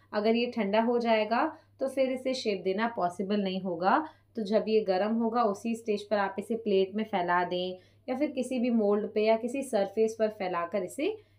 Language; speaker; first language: Hindi; non-native, local second language; Punjabi